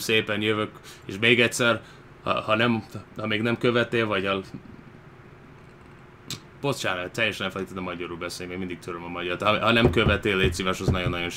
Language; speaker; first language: Hungarian; early bilingual, heritage; Hungarian